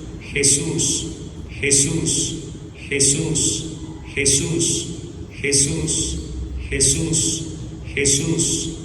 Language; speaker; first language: Spanish; native; Spanish